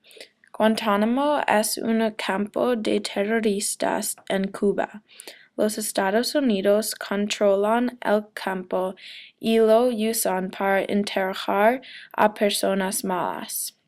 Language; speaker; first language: Spanish; non-native, learner; English